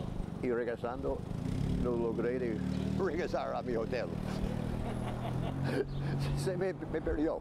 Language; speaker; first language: Spanish; non-native, fluent; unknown